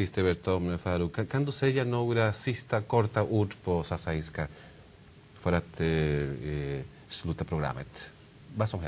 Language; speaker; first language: Swedish; non-native, fluent; Spanish